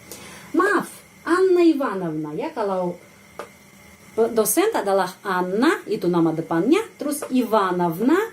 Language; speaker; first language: Indonesian; non-native, fluent; Russian